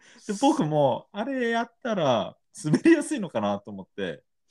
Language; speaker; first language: Japanese; native; Japanese